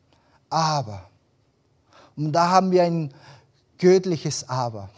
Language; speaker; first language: German; early bilingual, other home language; Spanish